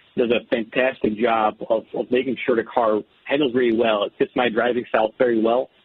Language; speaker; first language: English; non-native, fluent; Dutch